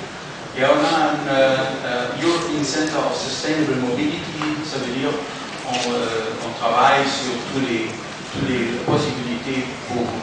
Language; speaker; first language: French; non-native, fluent; German